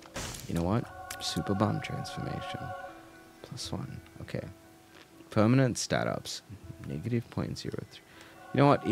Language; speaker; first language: English; native; English